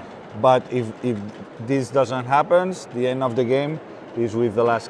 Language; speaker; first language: English; non-native, fluent; Spanish